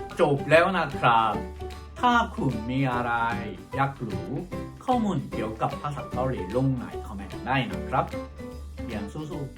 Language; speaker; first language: Thai; non-native, fluent; Korean